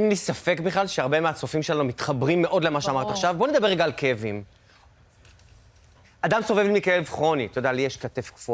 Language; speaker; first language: Hebrew; native; Hebrew